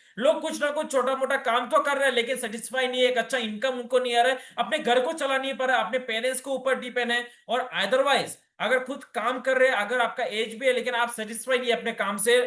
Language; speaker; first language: Hindi; non-native, local second language; Bangla